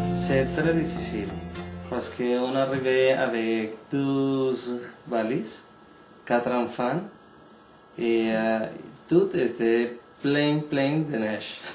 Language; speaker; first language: French; non-native, learner; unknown